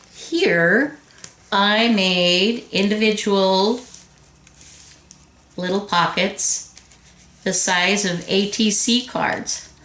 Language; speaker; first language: English; native; English